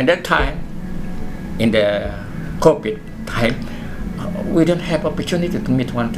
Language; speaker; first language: English; non-native, fluent; Indonesian